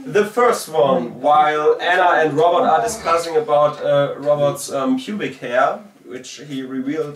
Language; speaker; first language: English; non-native, fluent; German